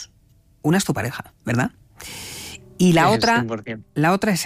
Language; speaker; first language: Spanish; native; Spanish